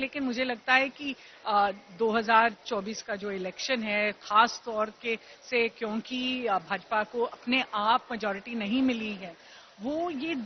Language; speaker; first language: Hindi; native; Hindi